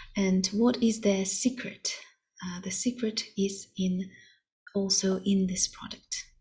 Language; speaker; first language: English; non-native, fluent; Russian